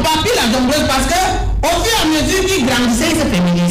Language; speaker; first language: French; native; French